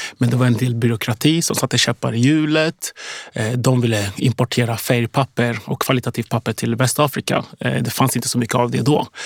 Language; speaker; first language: Swedish; early bilingual, other home language; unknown